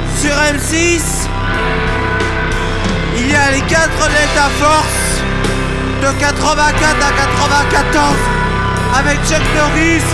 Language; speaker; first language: French; native; French